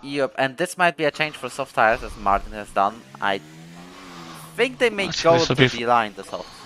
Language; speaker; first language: English; non-native, fluent; Polish